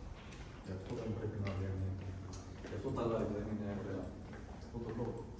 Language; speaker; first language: Greek; early bilingual, other home language; Albanian